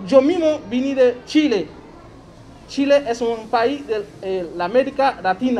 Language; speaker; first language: Spanish; non-native, learner; Haitian Creole